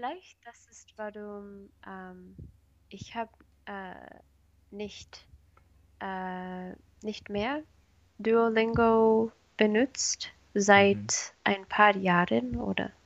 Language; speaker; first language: German; non-native, learner; Spanish